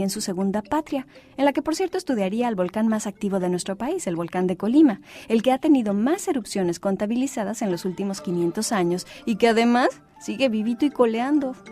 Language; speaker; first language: Spanish; native; Spanish